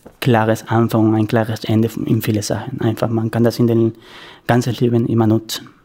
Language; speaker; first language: German; non-native, learner; Spanish